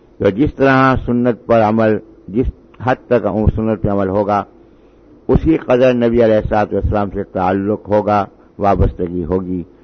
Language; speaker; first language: Urdu; native; Urdu